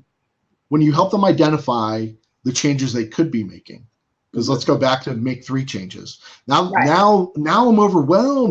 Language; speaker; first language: English; native; English